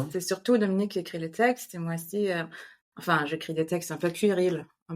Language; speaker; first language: French; non-native, fluent; Norwegian